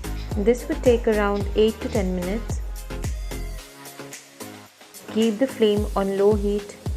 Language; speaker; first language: English; non-native, local second language; Hindi